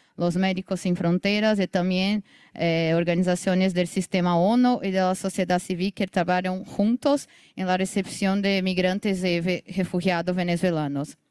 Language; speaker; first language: Spanish; non-native, learner; Portuguese